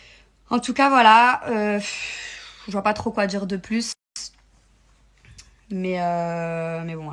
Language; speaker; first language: French; native; French